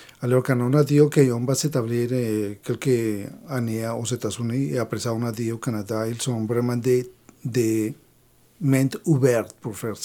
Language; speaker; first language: French; non-native, learner; Spanish